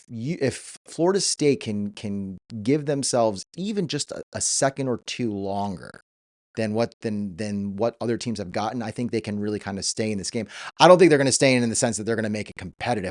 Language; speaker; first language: English; native; English